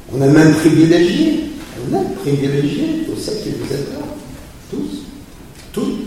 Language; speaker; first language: French; early bilingual, other home language; Polish